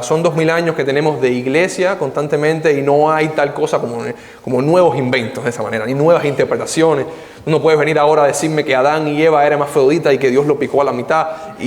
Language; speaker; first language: Spanish; native; Spanish